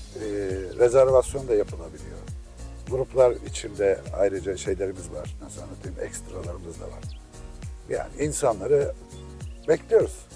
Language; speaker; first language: Turkish; native; Turkish